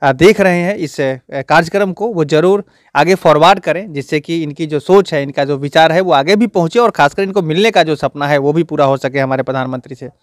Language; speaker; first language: Hindi; native; Hindi